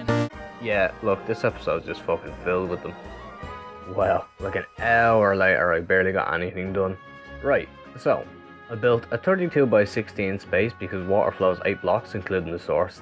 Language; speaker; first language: English; native; English